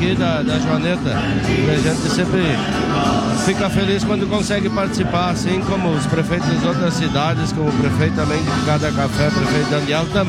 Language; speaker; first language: Portuguese; non-native, local second language; German